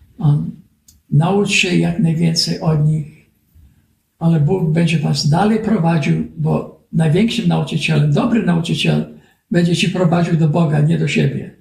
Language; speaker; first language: Polish; early bilingual, heritage; Polish